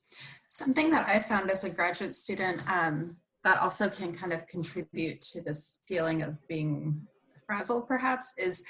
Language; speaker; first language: English; native; English